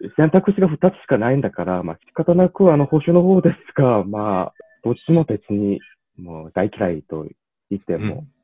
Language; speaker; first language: Japanese; non-native, learner; Korean